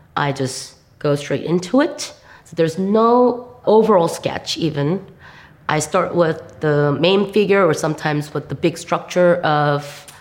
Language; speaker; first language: English; non-native, fluent; Korean